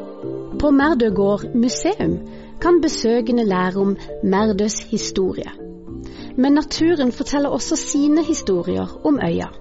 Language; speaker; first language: Norwegian; native; Norwegian